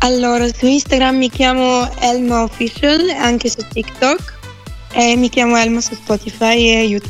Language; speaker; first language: Italian; non-native, fluent; Bulgarian